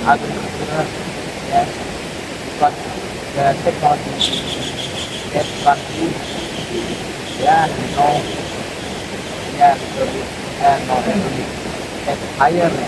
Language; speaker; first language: English; non-native, learner; Indonesian